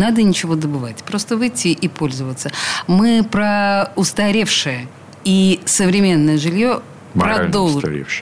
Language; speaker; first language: Russian; native; Russian